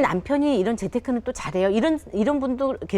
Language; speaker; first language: Korean; native; Korean